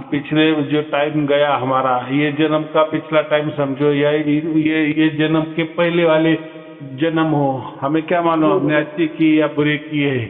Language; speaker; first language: Hindi; native; Hindi